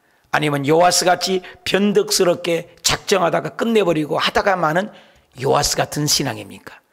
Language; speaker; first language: Korean; native; Korean